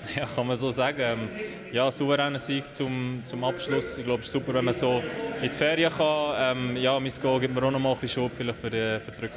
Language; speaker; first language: German; native; German